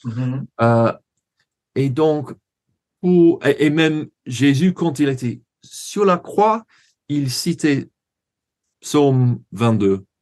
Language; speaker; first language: French; non-native, learner; English